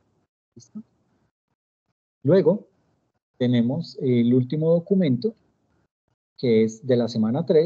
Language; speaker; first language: Spanish; native; Spanish